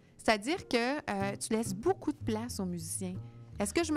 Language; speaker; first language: French; native; French